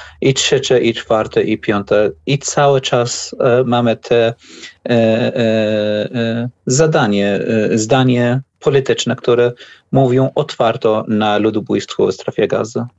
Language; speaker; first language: Polish; non-native, learner; Arabic